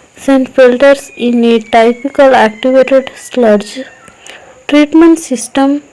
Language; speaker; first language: English; non-native, local second language; Kannada